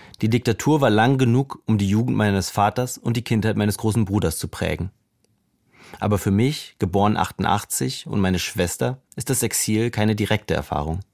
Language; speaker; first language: German; native; German